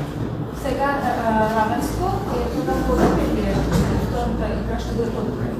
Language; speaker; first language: Bulgarian; non-native, learner; Azerbaijani